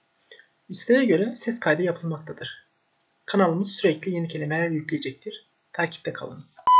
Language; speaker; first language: Turkish; native; Turkish